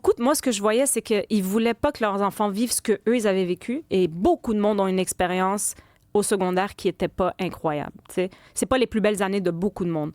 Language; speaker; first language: French; early bilingual, other home language; Arabic